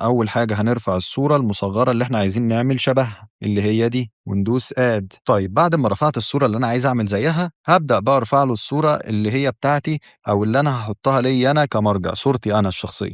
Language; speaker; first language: Arabic; native; Arabic